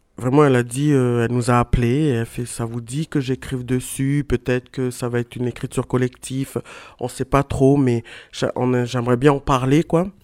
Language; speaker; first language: French; native; French